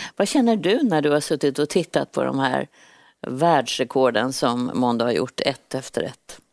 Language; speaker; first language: Swedish; native; Swedish